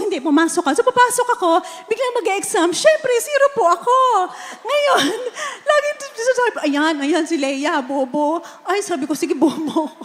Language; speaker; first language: Filipino; native; Filipino